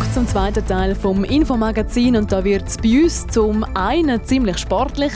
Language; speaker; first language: German; native; German